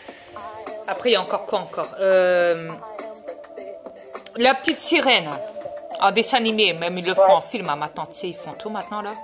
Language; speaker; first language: French; native; French